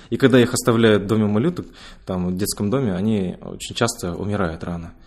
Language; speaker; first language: Russian; native; Russian